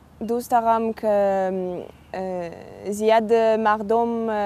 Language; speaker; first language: Persian; non-native, learner; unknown